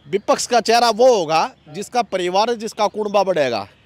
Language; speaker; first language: Hindi; native; Hindi